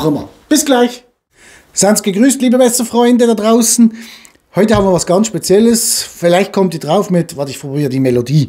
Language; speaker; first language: German; native; German